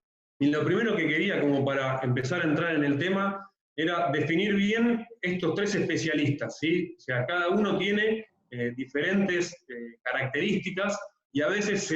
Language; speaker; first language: Spanish; native; Spanish